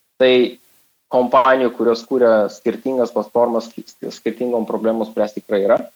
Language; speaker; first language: Lithuanian; non-native, local second language; Russian